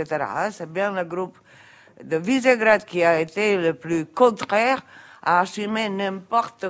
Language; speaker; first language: French; non-native, local second language; Italian